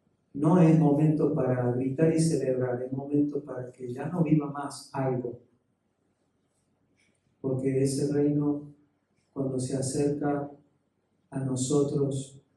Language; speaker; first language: Spanish; native; Spanish